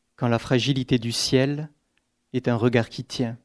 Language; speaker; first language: French; native; French